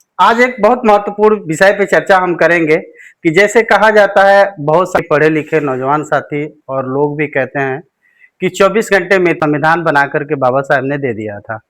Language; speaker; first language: Hindi; native; Hindi